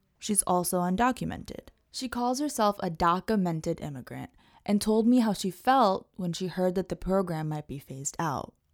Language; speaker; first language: English; native; English